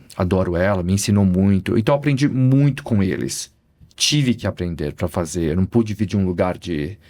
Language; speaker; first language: Portuguese; native; Portuguese